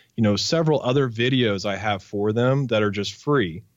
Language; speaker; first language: English; native; English